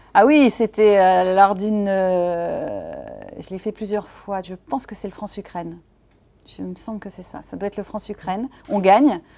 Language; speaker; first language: French; native; French